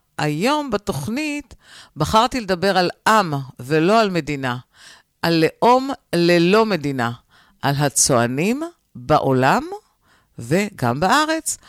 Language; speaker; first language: Hebrew; native; Hebrew